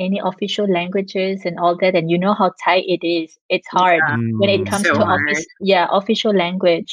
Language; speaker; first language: English; non-native, fluent; French